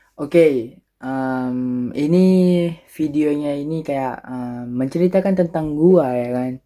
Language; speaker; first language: Indonesian; early bilingual, other home language; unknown